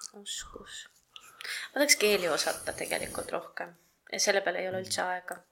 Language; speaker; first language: Estonian; non-native, local second language; Russian